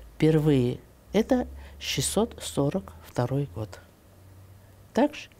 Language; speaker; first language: Russian; non-native, local second language; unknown